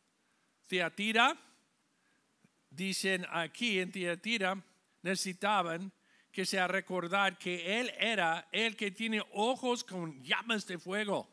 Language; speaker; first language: Spanish; non-native, fluent; English